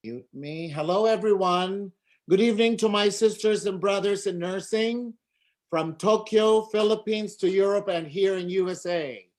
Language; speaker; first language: English; non-native, local second language; Filipino